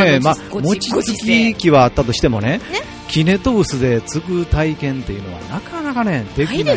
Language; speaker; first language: Japanese; native; Japanese